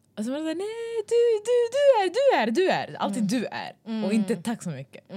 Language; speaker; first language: Swedish; early bilingual, other home language; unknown